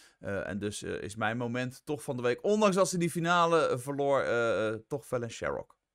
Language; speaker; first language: Dutch; native; Dutch